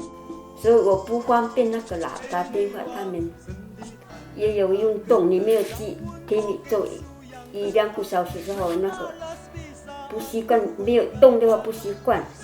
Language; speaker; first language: Chinese; non-native, local second language; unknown